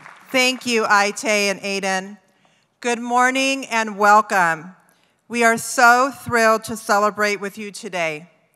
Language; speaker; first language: English; early bilingual, other home language; Spanish